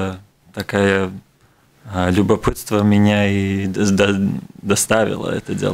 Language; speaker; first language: Russian; non-native, local second language; Latvian